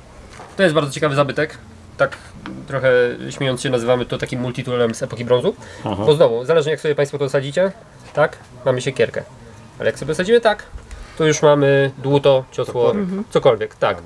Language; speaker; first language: Polish; native; Polish